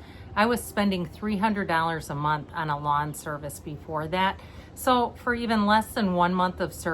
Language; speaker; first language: English; native; English